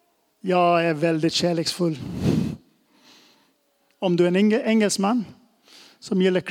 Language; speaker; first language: Swedish; non-native, fluent; English